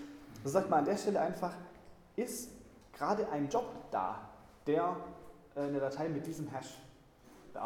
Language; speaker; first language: German; native; German